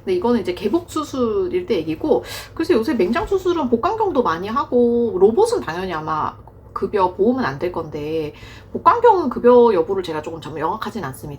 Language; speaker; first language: Korean; native; Korean